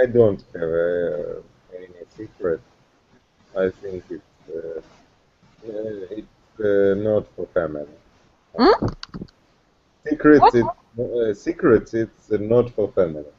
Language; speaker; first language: English; non-native, learner; Russian